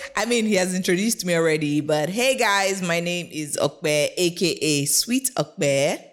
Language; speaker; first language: English; non-native, local second language; Yoruba